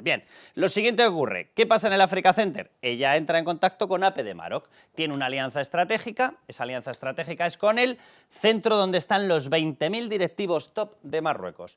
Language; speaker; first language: Spanish; native; Spanish